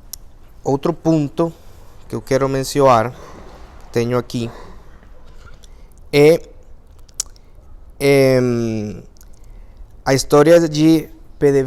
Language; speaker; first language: Portuguese; non-native, fluent; Spanish